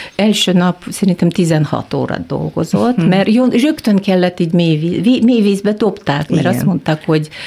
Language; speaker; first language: Hungarian; non-native, fluent; Kyrgyz